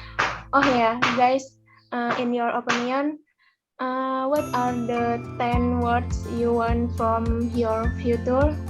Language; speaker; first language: English; non-native, learner; Indonesian